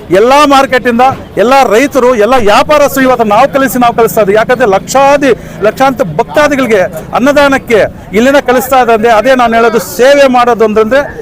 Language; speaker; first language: Kannada; native; Kannada